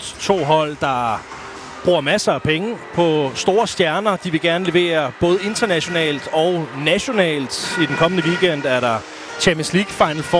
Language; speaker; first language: Danish; native; Danish